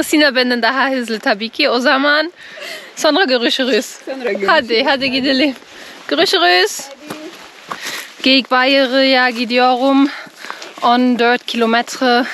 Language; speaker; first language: Turkish; non-native, learner; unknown